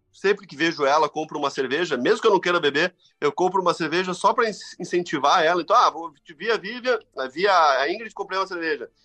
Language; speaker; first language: Portuguese; native; Portuguese